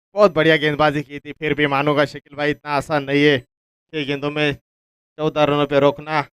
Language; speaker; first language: Hindi; non-native, local second language; Marathi